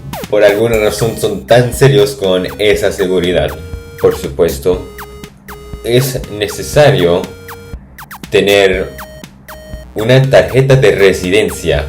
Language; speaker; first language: Spanish; non-native, fluent; English